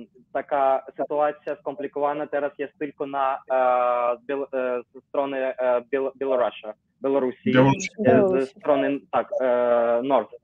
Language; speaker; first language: Polish; non-native, learner; Ukrainian